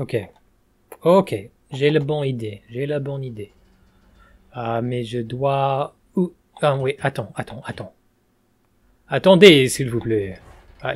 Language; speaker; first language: French; non-native, fluent; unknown